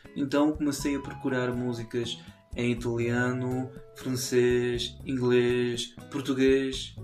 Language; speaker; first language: Portuguese; non-native, fluent; Spanish